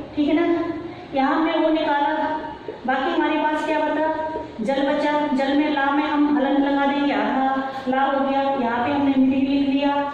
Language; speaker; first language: Hindi; native; Hindi